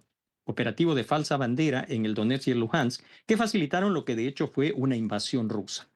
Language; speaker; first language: Spanish; native; Spanish